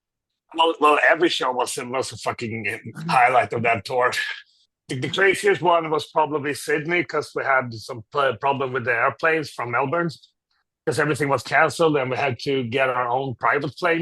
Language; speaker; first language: English; non-native, fluent; Swedish